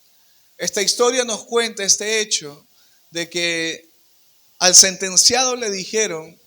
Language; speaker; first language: Spanish; native; Spanish